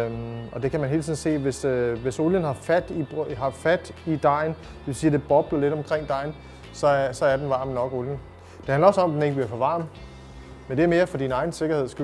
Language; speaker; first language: Danish; native; Danish